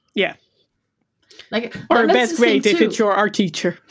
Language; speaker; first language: English; non-native, fluent; Dutch